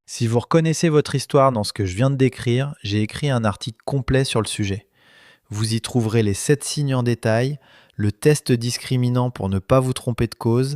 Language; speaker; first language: French; native; French